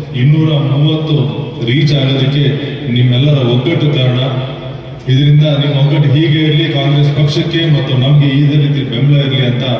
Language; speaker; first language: Kannada; native; Kannada